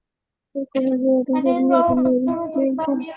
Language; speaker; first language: Arabic; non-native, learner; Bangla